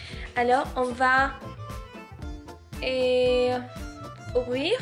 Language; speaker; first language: French; non-native, learner; Spanish